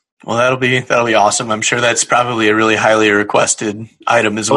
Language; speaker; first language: English; native; English